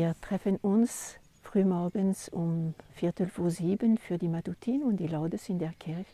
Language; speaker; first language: German; non-native, fluent; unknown